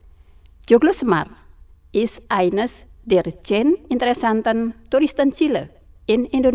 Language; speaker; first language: German; non-native, fluent; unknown